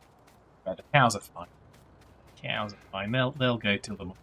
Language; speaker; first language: English; native; English